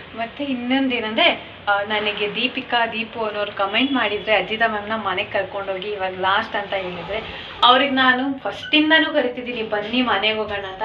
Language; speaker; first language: Kannada; non-native, local second language; Malayalam